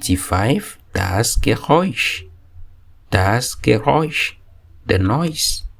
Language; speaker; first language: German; non-native, fluent; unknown